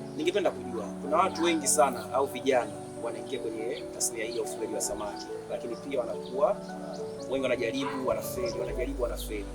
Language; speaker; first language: Swahili; native; Swahili